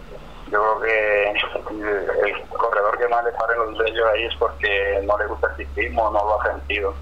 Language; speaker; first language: Spanish; native; Spanish